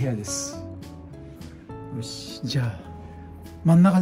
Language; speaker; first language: Japanese; native; Japanese